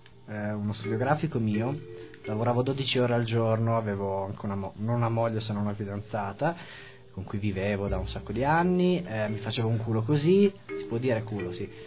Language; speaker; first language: Italian; non-native, fluent; Spanish